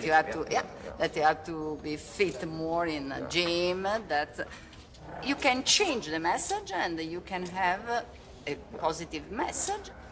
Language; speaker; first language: English; non-native, fluent; Italian